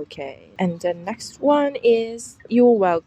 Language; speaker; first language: English; non-native, fluent; Korean